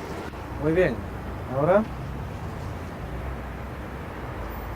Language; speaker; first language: Spanish; non-native, learner; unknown